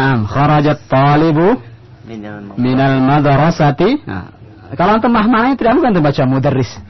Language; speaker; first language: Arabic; non-native, fluent; Indonesian